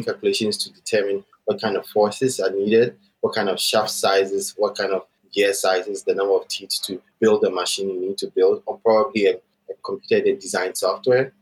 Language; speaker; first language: English; non-native, local second language; Akan